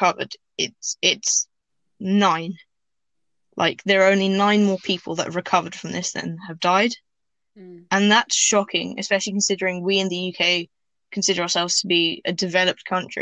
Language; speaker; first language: English; native; English